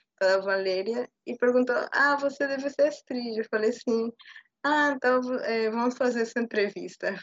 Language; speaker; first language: Portuguese; non-native, fluent; Spanish